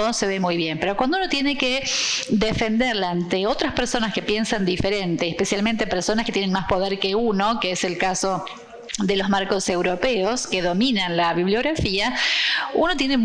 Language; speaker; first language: Spanish; non-native, fluent; Portuguese